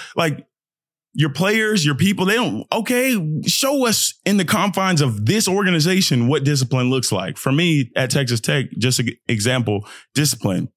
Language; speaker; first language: English; early bilingual, other home language; Yoruba